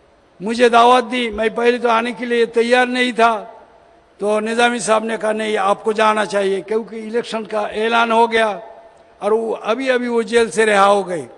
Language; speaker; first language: Urdu; non-native, fluent; Bangla